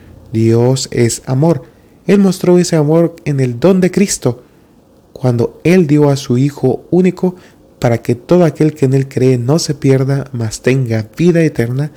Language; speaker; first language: Spanish; native; Spanish